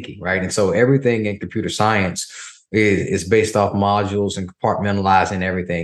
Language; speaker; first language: English; native; English